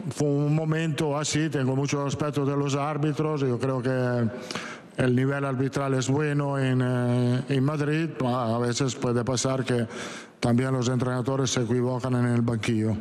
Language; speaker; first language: Spanish; non-native, fluent; Italian